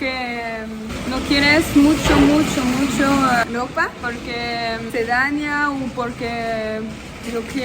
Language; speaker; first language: Spanish; non-native, learner; French